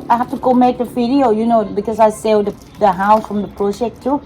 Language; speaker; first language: English; non-native, fluent; Thai